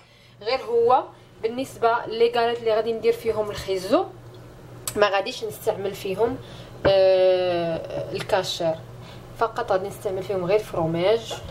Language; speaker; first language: Arabic; native; Arabic